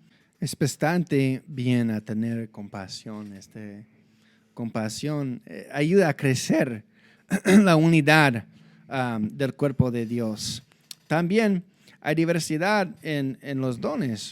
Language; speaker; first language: Spanish; non-native, fluent; English